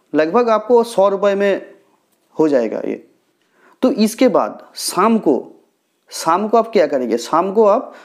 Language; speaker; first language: Hindi; non-native, local second language; Bangla